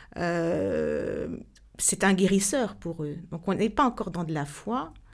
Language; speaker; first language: French; native; French